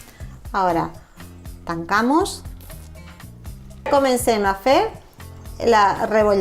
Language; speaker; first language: Catalan; non-native, fluent; Spanish